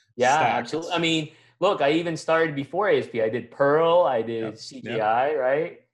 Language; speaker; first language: English; non-native, local second language; Filipino